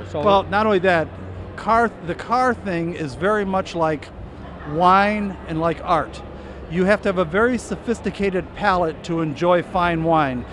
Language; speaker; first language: English; native; English